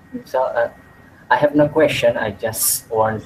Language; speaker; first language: English; non-native, learner; Indonesian